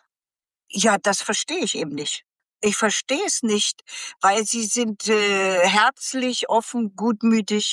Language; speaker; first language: German; native; German